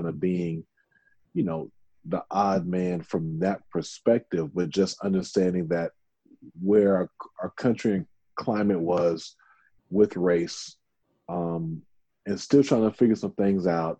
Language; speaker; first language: English; native; English